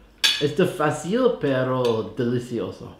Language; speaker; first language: Spanish; non-native, learner; English